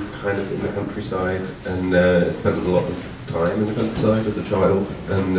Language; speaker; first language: English; native; English